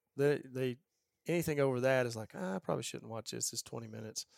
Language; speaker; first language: English; native; English